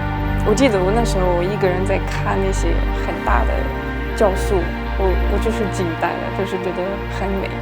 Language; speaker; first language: Chinese; non-native, fluent; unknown